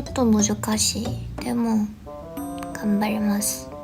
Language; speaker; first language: Japanese; non-native, learner; Korean